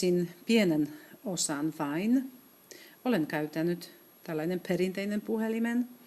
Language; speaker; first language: Finnish; non-native, fluent; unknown